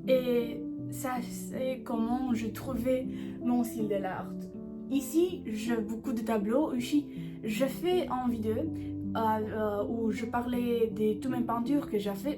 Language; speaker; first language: French; non-native, learner; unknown